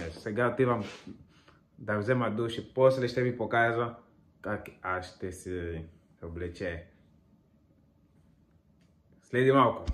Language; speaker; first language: Bulgarian; non-native, learner; Portuguese